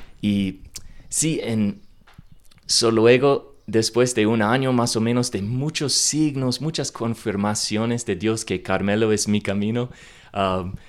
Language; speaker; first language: Spanish; non-native, learner; English